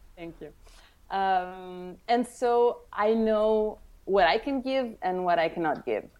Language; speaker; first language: English; early bilingual, other home language; Italian